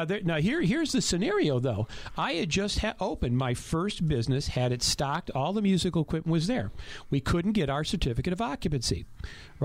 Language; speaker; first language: English; native; English